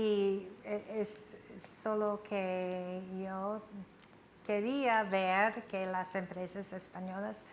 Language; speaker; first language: Spanish; non-native, fluent; English